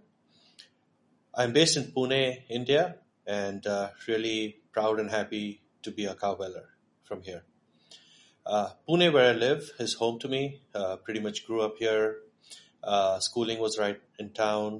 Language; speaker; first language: English; non-native, local second language; Marathi